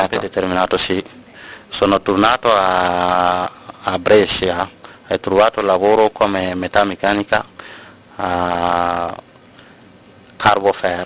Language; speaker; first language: Italian; non-native, learner; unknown